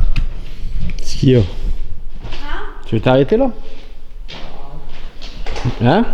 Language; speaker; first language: French; native; French